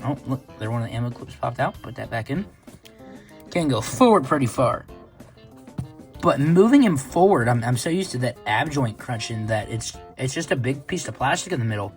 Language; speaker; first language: English; native; English